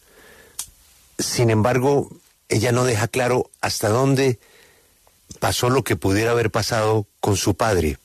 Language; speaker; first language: Spanish; native; Spanish